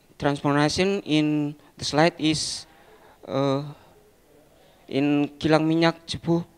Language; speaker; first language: English; non-native, learner; Indonesian